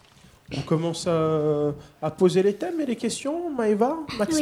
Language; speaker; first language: French; native; French